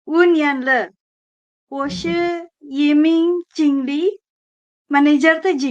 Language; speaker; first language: Chinese; non-native, learner; Indonesian